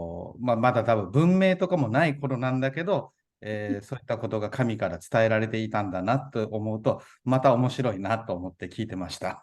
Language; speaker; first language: Japanese; native; Japanese